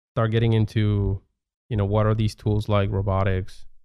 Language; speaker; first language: English; non-native, fluent; Spanish